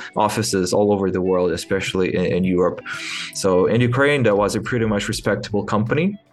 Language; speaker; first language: English; non-native, fluent; Ukrainian